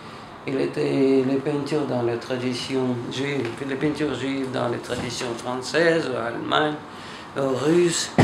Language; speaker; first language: French; non-native, fluent; Russian